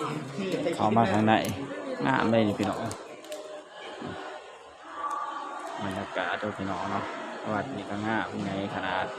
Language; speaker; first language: Thai; non-native, local second language; Northeastern Thai